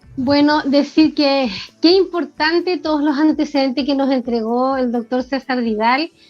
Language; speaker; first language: Spanish; native; Spanish